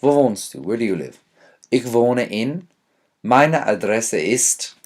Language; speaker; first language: German; non-native, fluent; English